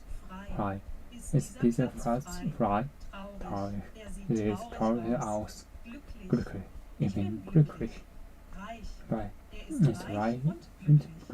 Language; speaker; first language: German; non-native, learner; Japanese